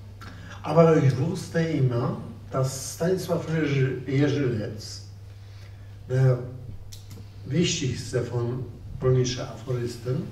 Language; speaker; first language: German; non-native, fluent; Polish